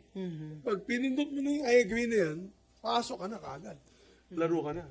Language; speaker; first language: Filipino; non-native, local second language; Cebuano